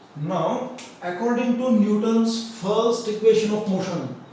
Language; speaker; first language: English; non-native, local second language; Marathi